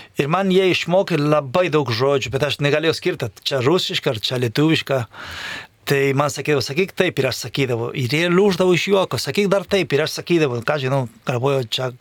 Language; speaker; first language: Lithuanian; non-native, fluent; Spanish